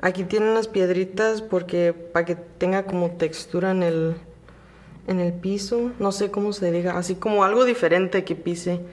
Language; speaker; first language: Spanish; early bilingual, heritage; Spanish